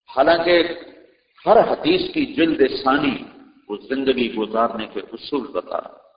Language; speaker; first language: Urdu; non-native, local second language; Punjabi